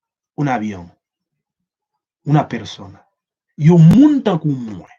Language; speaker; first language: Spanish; non-native, learner; Haitian Creole